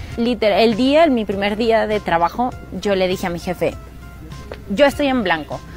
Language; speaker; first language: Spanish; native; Spanish